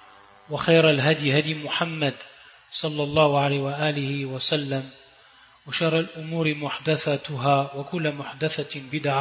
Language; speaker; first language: Arabic; non-native, fluent; French